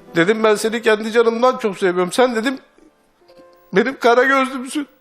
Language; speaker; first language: Turkish; native; Turkish